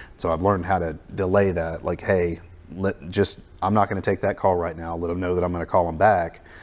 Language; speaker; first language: English; native; English